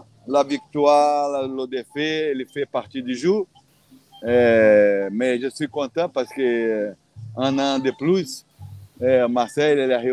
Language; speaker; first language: French; non-native, fluent; Portuguese